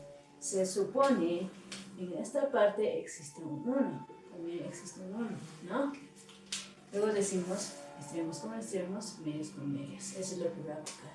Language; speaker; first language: Spanish; native; Spanish